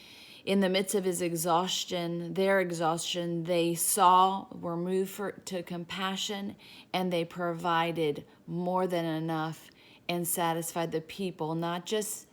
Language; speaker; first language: English; native; English